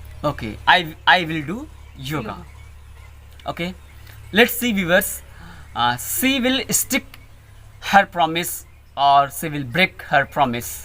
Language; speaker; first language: English; non-native, learner; Hindi